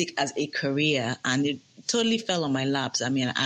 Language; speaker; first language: English; non-native, local second language; Yoruba